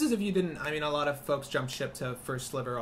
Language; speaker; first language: English; native; English